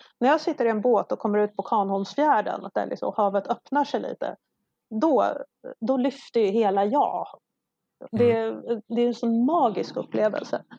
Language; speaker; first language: Swedish; non-native, local second language; Polish